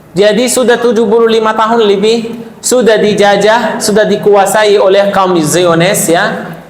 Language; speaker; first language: Indonesian; non-native, fluent; Arabic